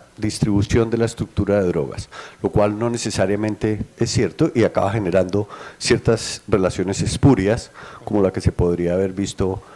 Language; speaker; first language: Spanish; native; Spanish